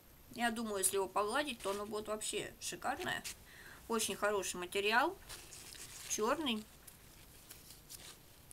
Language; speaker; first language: Russian; native; Russian